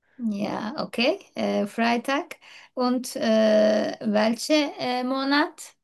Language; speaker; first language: German; non-native, learner; Turkish